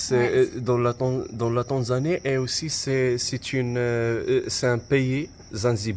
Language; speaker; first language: French; non-native, learner; Arabic